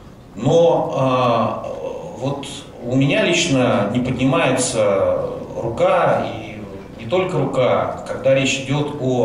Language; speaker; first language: Russian; native; Russian